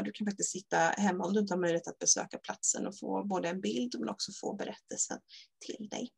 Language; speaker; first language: Swedish; native; Swedish